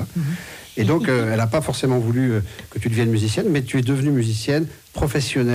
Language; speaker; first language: French; native; French